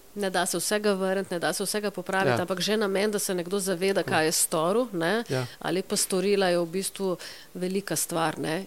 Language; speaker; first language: Slovenian; native; Slovenian